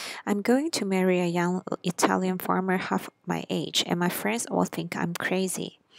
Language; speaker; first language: English; non-native, local second language; Cantonese